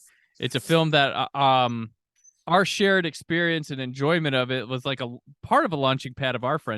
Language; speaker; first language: English; native; English